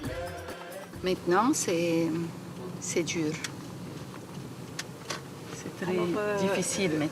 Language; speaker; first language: French; non-native, learner; Arabic